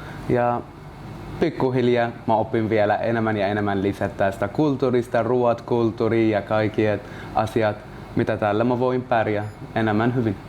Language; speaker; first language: Finnish; non-native, learner; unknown